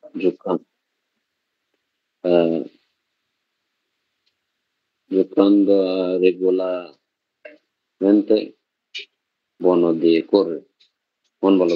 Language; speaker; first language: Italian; non-native, learner; Bangla